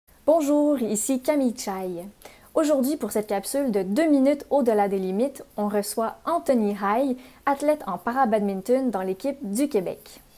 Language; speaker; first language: French; native; French